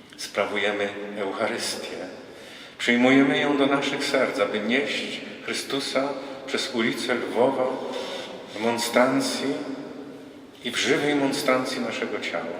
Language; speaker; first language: Polish; native; Polish